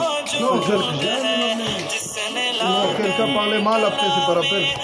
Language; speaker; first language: French; non-native, learner; Arabic